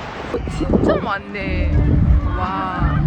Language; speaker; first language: Korean; non-native, fluent; Mongolian